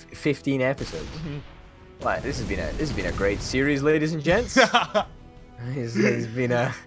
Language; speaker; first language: English; native; English